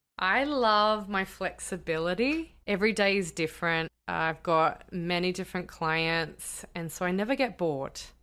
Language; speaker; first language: English; native; English